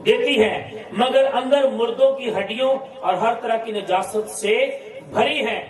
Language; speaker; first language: Urdu; non-native, local second language; Punjabi